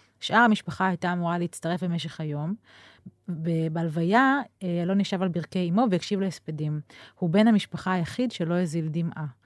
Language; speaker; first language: Hebrew; native; Hebrew